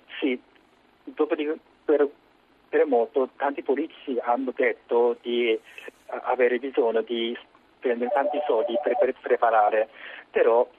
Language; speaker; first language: Italian; non-native, learner; Japanese